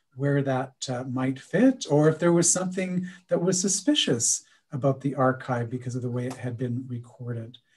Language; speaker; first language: English; native; English